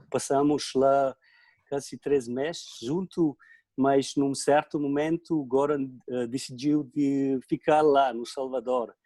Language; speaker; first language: Portuguese; non-native, fluent; Slovenian